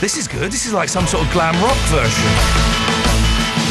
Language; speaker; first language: English; native; English